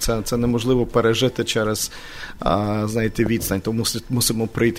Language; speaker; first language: Ukrainian; native; Ukrainian